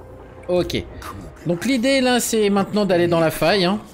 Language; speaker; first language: French; native; French